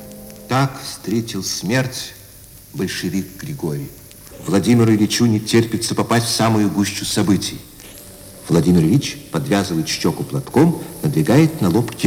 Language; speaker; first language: Russian; native; Russian